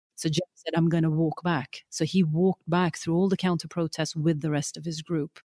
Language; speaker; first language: English; early bilingual, other home language; Norwegian